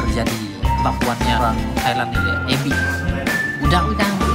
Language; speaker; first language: Indonesian; native; Indonesian